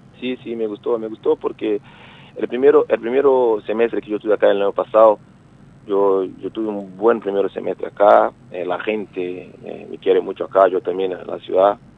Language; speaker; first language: Spanish; non-native, fluent; Portuguese